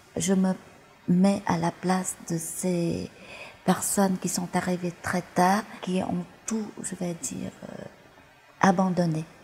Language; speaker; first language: French; early bilingual, other home language; Vietnamese